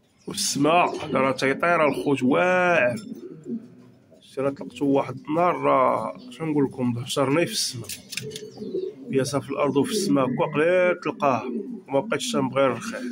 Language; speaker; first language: Arabic; native; Arabic